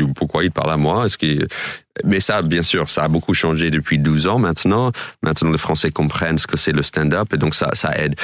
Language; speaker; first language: French; non-native, fluent; English